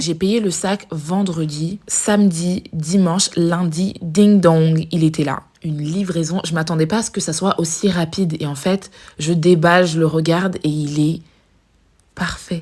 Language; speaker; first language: French; native; French